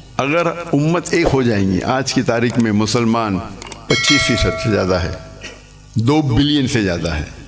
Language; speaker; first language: Urdu; non-native, local second language; English